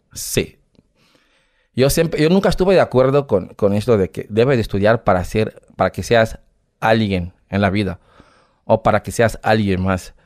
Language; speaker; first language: Spanish; non-native, fluent; Portuguese